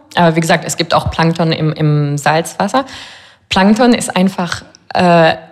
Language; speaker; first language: German; non-native, fluent; French